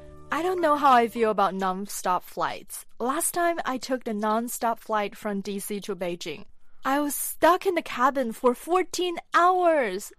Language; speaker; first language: English; non-native, fluent; Chinese